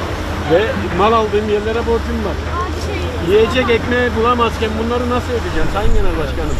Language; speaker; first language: Turkish; native; Turkish